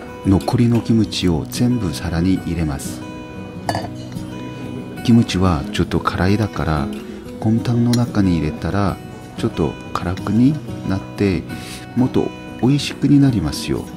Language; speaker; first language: Japanese; non-native, learner; Korean